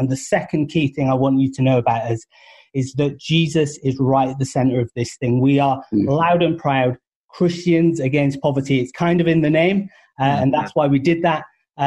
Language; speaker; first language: English; native; English